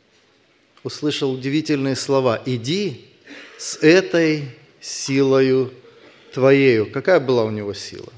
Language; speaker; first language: Russian; native; Russian